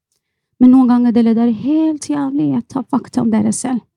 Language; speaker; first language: Norwegian; non-native, fluent; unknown